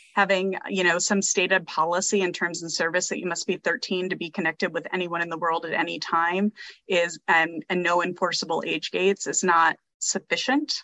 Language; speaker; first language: English; native; English